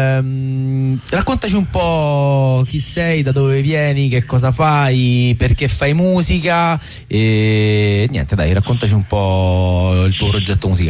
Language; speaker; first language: Italian; native; Italian